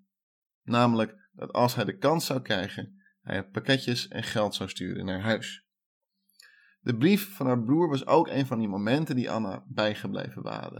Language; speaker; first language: Dutch; native; Dutch